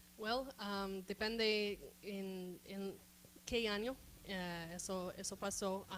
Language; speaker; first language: Spanish; non-native, fluent; English